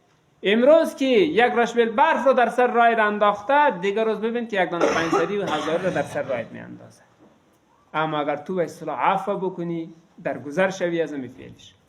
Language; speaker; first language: Persian; native; Persian